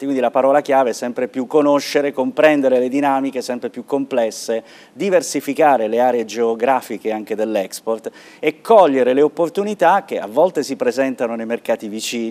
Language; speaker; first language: Italian; native; Italian